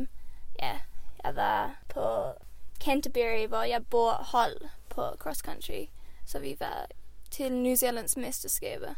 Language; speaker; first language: Danish; early bilingual, heritage; Swedish